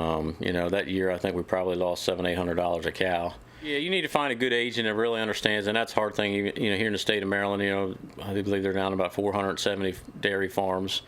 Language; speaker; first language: English; native; English